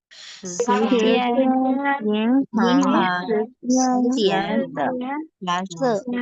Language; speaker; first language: Chinese; non-native, learner; Burmese